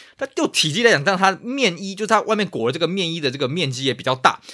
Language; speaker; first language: Chinese; native; Chinese